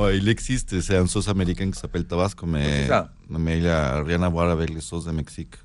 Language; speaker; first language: French; non-native, learner; Spanish